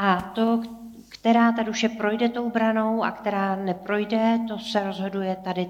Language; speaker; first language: Czech; native; Czech